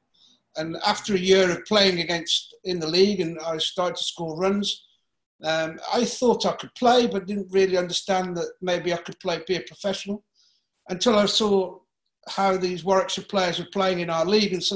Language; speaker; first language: English; native; English